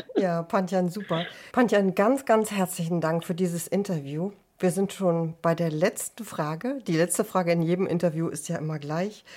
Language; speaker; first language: German; native; German